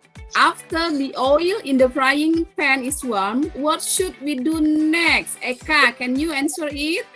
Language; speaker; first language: English; non-native, learner; Indonesian